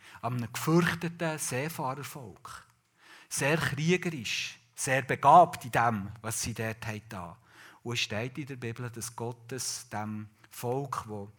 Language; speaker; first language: German; native; German